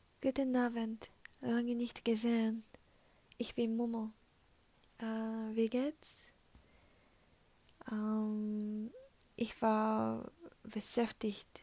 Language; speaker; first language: German; non-native, learner; Japanese